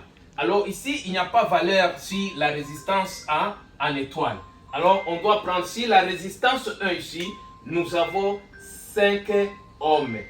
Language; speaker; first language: French; non-native, learner; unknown